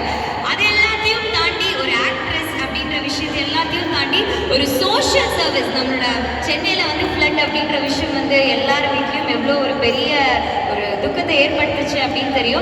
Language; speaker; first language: Tamil; native; Tamil